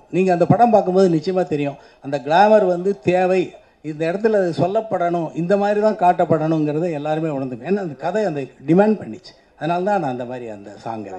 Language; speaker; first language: Tamil; native; Tamil